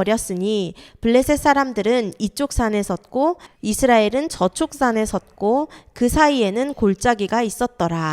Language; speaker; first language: Korean; native; Korean